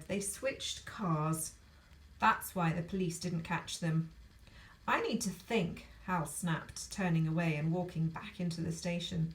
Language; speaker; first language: English; native; English